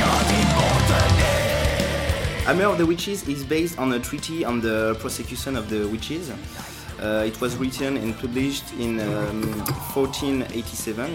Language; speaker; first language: English; non-native, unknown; French